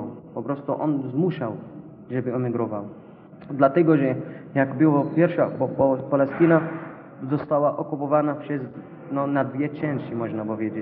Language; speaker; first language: Polish; non-native, learner; Arabic